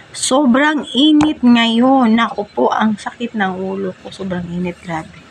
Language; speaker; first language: Filipino; non-native, local second language; Cebuano